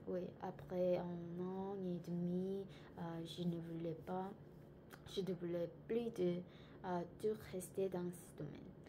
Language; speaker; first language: French; non-native, learner; Korean